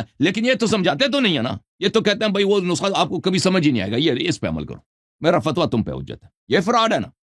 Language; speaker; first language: Urdu; non-native, fluent; Persian